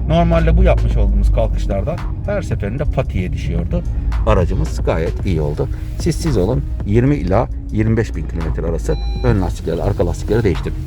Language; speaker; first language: Turkish; native; Turkish